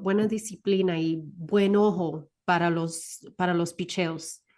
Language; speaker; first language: Spanish; early bilingual, heritage; Spanish